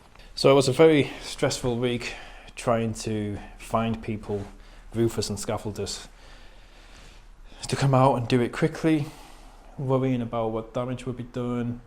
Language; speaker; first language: English; native; English